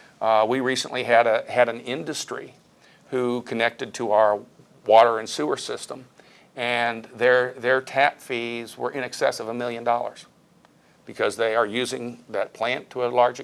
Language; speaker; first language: English; native; English